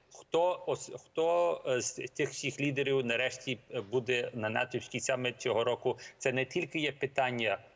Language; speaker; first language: Ukrainian; early bilingual, heritage; Ukrainian